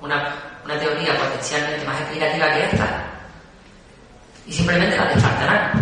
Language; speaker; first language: Spanish; native; Spanish